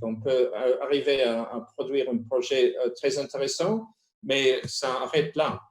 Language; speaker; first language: French; non-native, fluent; Spanish